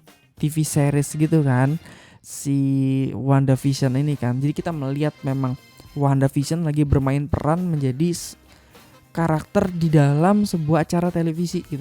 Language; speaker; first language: Indonesian; native; Indonesian